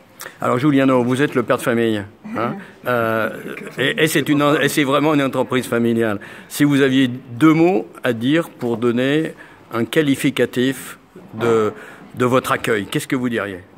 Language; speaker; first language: French; native; French